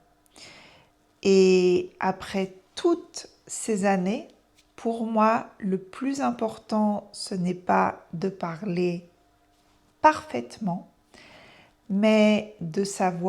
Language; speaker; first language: French; native; French